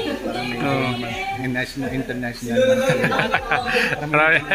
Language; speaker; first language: Filipino; non-native, learner; Punjabi